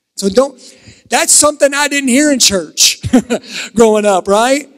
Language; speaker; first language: English; native; English